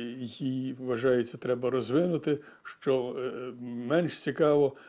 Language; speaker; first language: Ukrainian; native; Ukrainian